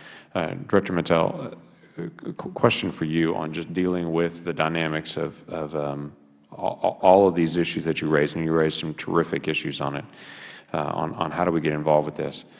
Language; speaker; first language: English; native; English